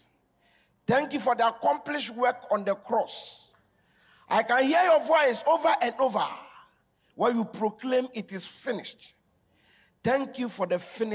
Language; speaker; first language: English; non-native, local second language; Akan